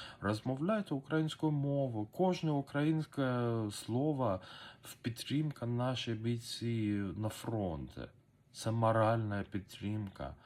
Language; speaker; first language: Ukrainian; non-native, learner; Persian